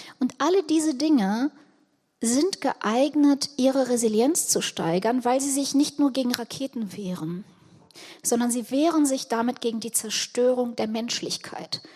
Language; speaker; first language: German; early bilingual, other home language; Russian